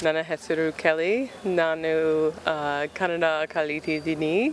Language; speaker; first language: Kannada; non-native, learner; English